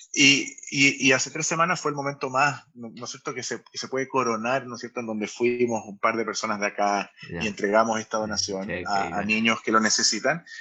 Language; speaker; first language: Spanish; native; Spanish